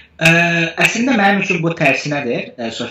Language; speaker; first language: Azerbaijani; non-native, fluent; Turkish